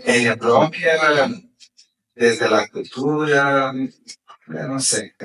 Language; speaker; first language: Spanish; non-native, fluent; Portuguese